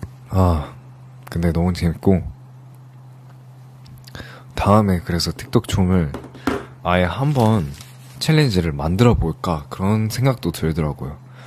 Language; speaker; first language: Korean; early bilingual, other home language; English